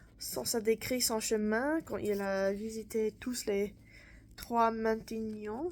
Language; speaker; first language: French; non-native, learner; English